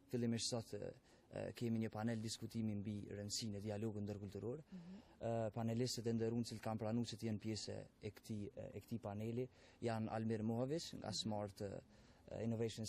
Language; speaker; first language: Albanian; native; Albanian